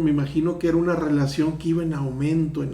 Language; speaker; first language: Spanish; native; Spanish